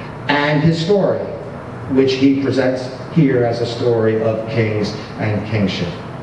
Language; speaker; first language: English; native; English